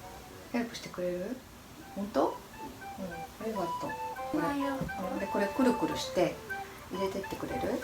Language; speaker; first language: Japanese; native; Japanese